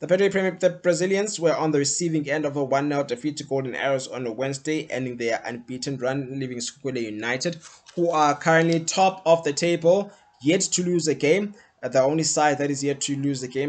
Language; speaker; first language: English; non-native, local second language; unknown